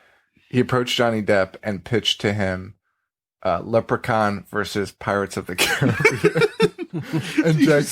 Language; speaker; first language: English; native; English